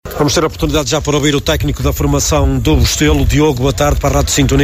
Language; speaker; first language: Portuguese; native; Portuguese